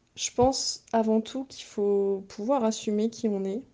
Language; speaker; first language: French; native; French